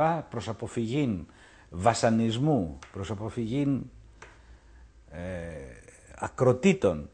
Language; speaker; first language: Greek; native; Greek